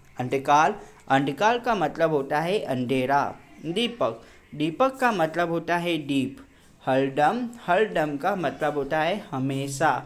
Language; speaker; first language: Hindi; non-native, local second language; Gujarati